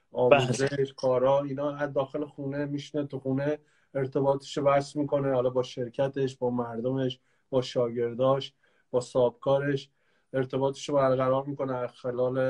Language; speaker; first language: Persian; native; Persian